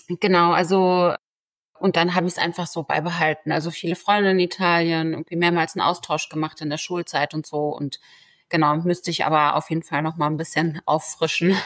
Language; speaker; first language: German; early bilingual, other home language; Turkish